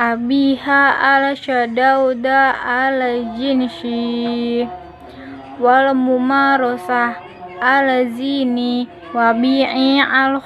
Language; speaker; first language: Arabic; non-native, learner; Indonesian